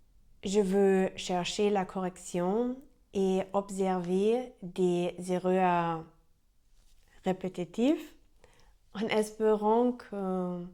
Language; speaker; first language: French; non-native, learner; German